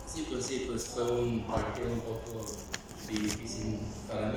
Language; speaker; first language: Spanish; early bilingual, heritage; Spanish